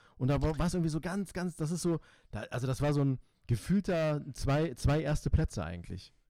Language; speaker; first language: German; early bilingual, other home language; Turkish